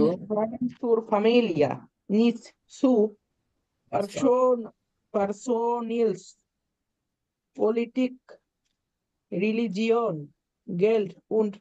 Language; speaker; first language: German; non-native, learner; Bangla